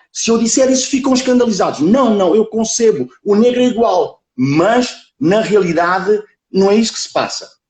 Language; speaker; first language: Portuguese; early bilingual, other home language; Kabuverdianu